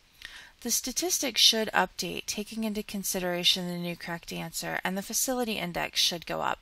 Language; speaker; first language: English; native; English